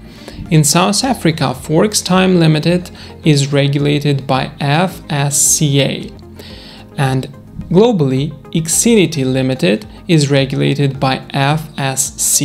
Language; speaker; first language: English; non-native, fluent; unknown